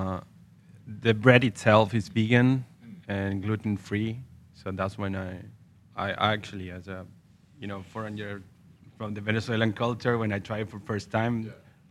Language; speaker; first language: English; non-native, fluent; Spanish